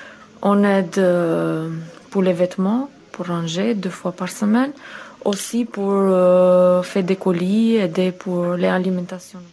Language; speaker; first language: French; non-native, learner; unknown